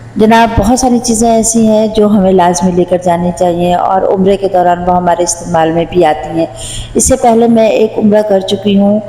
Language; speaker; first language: Urdu; non-native, local second language; Punjabi